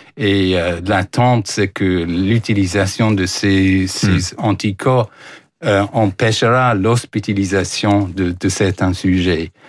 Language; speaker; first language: French; non-native, fluent; English